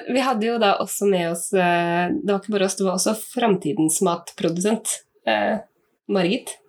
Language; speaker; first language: Norwegian; native; Norwegian